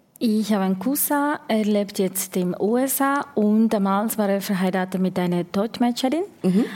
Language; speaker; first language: German; non-native, fluent; Spanish